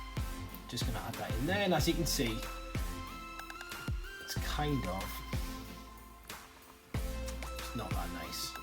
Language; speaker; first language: English; native; English